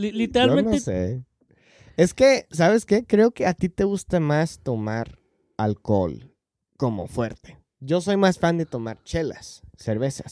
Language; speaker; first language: Spanish; non-native, fluent; English